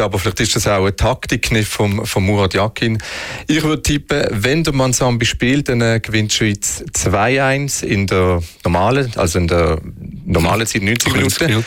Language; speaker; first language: German; native; German